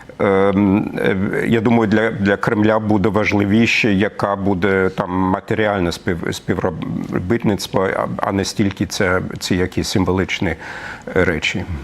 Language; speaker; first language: Ukrainian; non-native, fluent; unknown